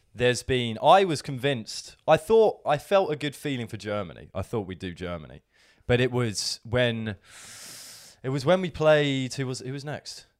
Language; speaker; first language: English; native; English